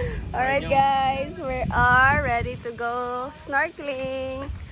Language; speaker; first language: English; non-native, local second language; Cebuano